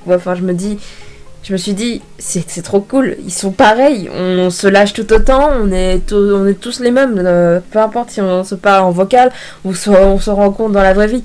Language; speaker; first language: French; native; French